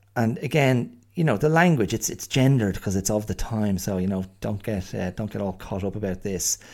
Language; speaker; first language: English; native; English